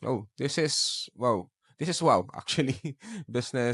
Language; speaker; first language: English; non-native, local second language; Filipino